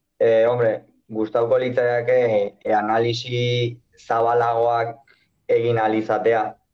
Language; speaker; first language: Basque; native; Basque